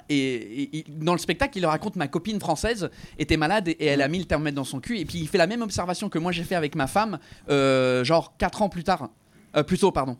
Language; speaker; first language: French; non-native, fluent; English